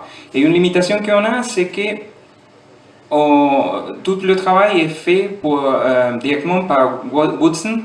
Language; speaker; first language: French; non-native, fluent; German